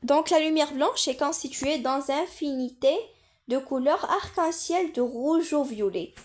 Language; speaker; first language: French; non-native, local second language; Arabic